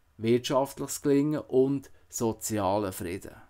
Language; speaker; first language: German; native; German